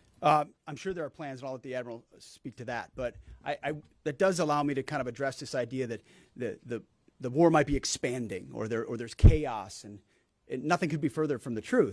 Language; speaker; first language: English; native; English